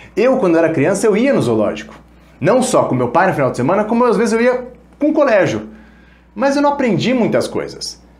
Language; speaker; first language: Portuguese; early bilingual, other home language; Spanish